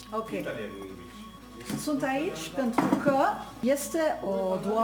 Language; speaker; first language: Romanian; non-native, learner; French